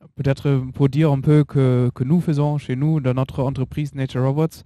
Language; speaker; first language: French; non-native, learner; German